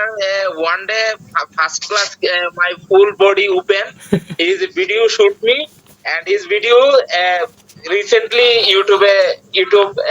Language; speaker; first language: English; non-native, learner; Bangla